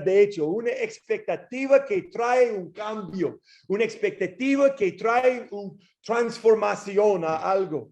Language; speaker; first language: Spanish; non-native, fluent; English